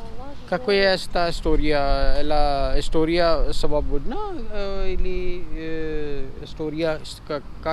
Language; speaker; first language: Russian; non-native, learner; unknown